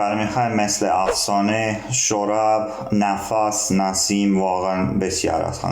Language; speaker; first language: Persian; non-native, learner; Serbian